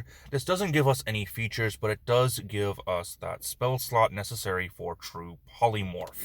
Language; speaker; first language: English; native; English